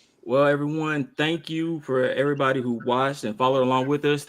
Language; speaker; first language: English; native; English